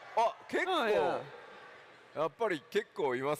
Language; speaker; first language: Japanese; native; Japanese